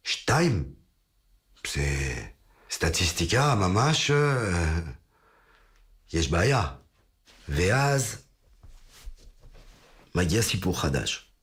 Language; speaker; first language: Hebrew; non-native, fluent; French